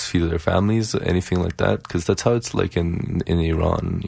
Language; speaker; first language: English; non-native, fluent; Persian